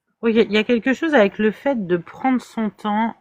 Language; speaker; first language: French; native; French